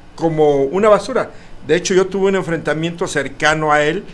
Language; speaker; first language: Spanish; native; Spanish